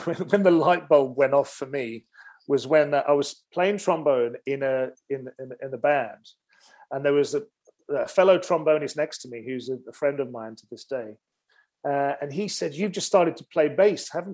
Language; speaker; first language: English; native; English